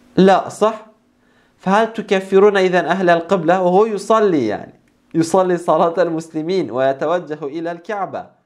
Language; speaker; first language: Arabic; non-native, fluent; Turkish